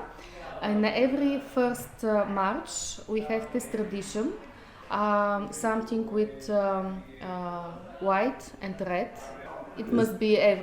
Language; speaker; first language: English; non-native, learner; Bulgarian